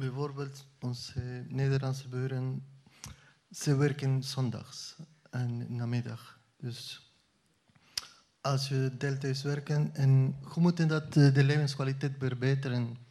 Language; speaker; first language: Dutch; non-native, learner; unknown